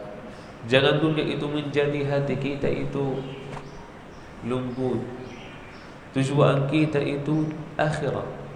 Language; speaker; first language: Indonesian; non-native, learner; Arabic